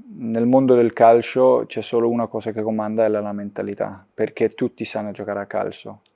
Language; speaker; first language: Italian; non-native, fluent; Danish